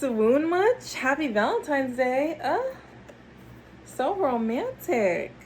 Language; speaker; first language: English; native; English